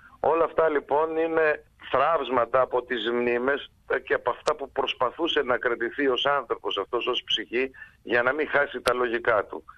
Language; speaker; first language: Greek; early bilingual, heritage; Greek